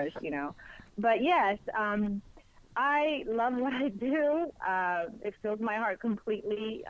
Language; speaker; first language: English; non-native, fluent; Spanish